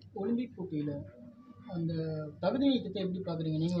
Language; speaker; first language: Tamil; native; Tamil